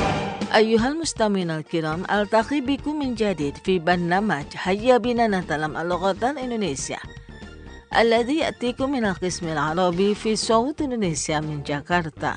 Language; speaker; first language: Arabic; non-native, fluent; Indonesian